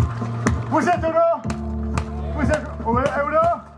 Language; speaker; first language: French; non-native, learner; Italian